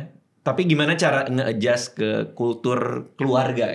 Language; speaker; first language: Indonesian; native; Indonesian